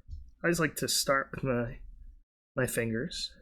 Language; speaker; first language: English; native; English